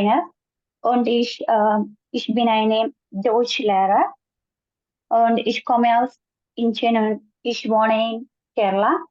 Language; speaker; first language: German; non-native, learner; Malayalam